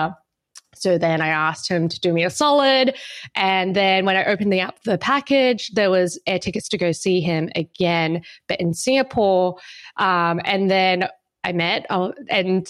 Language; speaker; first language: English; native; English